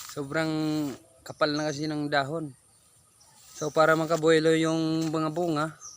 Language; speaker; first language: Filipino; non-native, local second language; Bikol